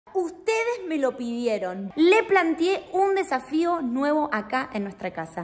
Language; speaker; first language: Spanish; native; Spanish